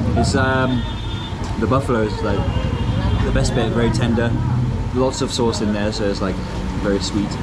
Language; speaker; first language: English; native; English